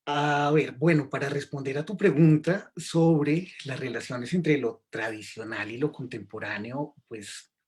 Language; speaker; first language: Spanish; native; Spanish